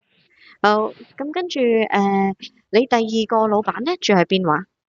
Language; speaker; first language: Cantonese; native; Cantonese